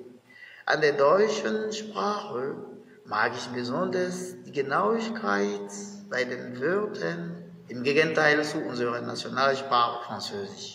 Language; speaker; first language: German; non-native, fluent; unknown